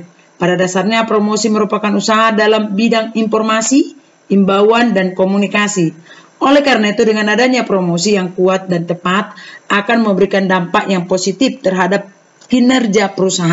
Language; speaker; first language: Indonesian; native; Indonesian